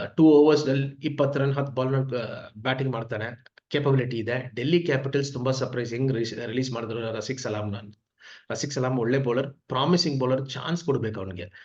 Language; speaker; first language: Kannada; non-native, local second language; Tamil